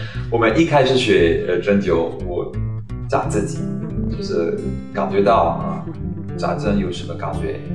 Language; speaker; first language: Chinese; non-native, fluent; French